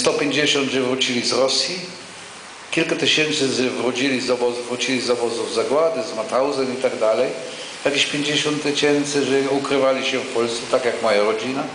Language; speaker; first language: Polish; non-native, local second language; Yiddish